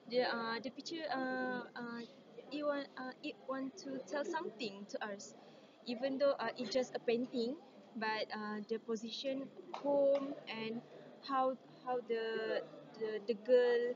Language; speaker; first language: English; non-native, learner; Malay